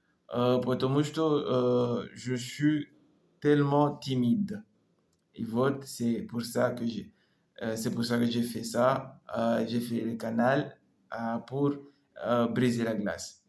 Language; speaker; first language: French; non-native, local second language; Comorian